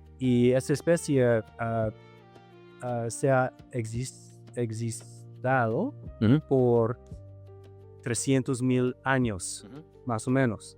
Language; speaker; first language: Spanish; non-native, fluent; English